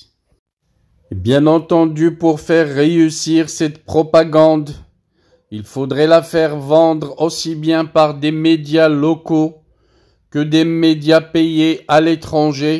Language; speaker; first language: French; non-native, local second language; Arabic